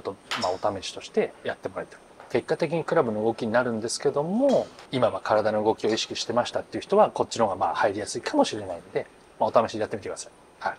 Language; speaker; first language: Japanese; native; Japanese